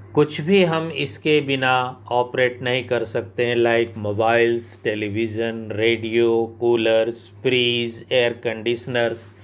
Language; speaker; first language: Hindi; native; Hindi